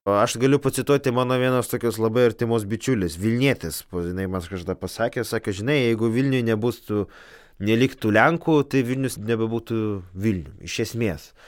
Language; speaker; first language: Lithuanian; non-native, local second language; Polish